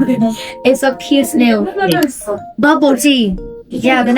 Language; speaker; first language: English; non-native, fluent; Vietnamese